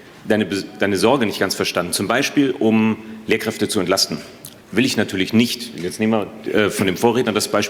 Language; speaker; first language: German; native; German